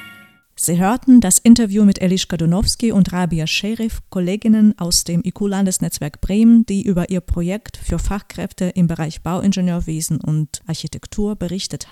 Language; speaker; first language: German; native; German